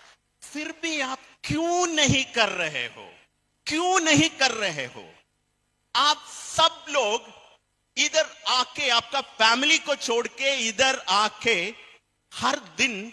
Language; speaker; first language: Hindi; non-native, fluent; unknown